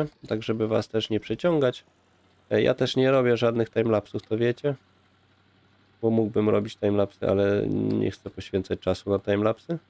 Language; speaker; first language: Polish; native; Polish